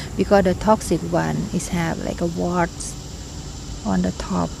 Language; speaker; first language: English; non-native, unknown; Thai